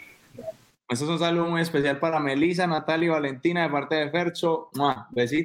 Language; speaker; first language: Spanish; native; Spanish